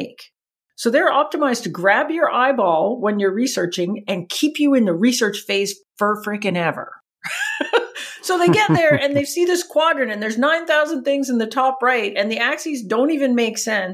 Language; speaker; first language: English; native; English